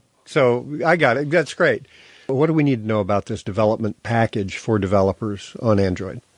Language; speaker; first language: English; native; English